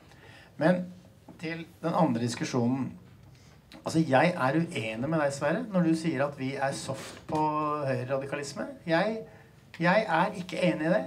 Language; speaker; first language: Norwegian; native; Norwegian